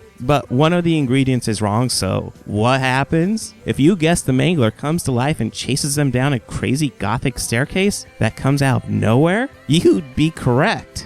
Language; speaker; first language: English; native; English